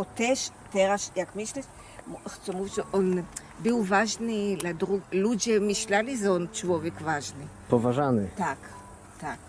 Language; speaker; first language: Polish; early bilingual, heritage; Hebrew